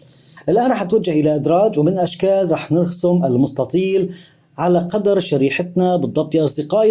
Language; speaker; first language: Arabic; native; Arabic